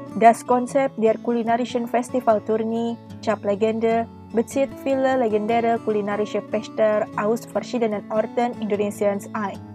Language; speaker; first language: German; non-native, fluent; Indonesian